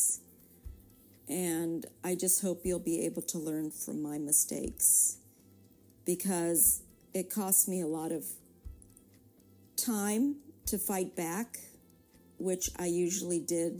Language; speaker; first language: English; native; English